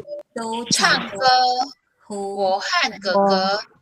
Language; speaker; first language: Chinese; non-native, fluent; Filipino